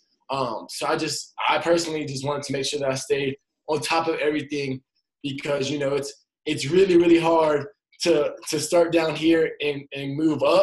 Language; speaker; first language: English; native; English